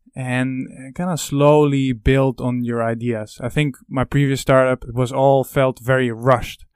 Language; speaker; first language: English; non-native, fluent; Dutch